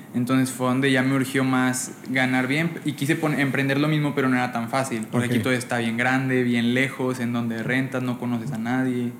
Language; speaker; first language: Spanish; native; Spanish